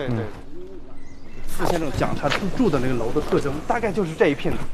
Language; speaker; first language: Chinese; native; Chinese